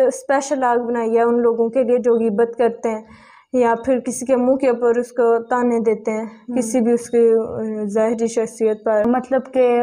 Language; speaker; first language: Urdu; native; Urdu